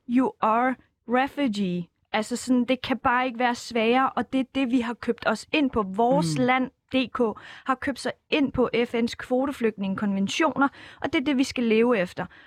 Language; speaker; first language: Danish; early bilingual, other home language; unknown